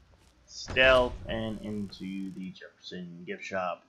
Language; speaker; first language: English; native; English